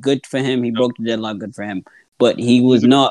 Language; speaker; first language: English; non-native, local second language; Akan